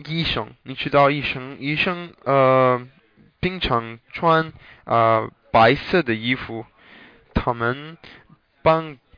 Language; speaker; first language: Chinese; non-native, learner; English